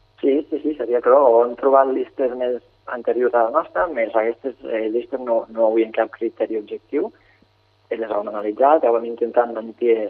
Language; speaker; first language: Catalan; native; Catalan